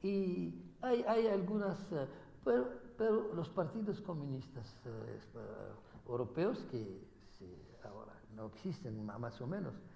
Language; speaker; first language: Spanish; non-native, fluent; Arabic